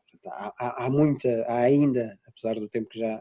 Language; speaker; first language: Portuguese; native; Portuguese